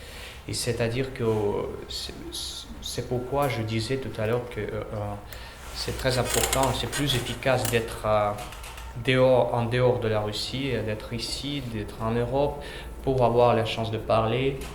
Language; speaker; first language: French; non-native, learner; Russian